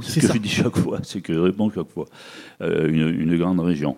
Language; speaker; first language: French; native; French